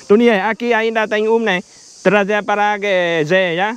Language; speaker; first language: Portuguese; non-native, learner; Vietnamese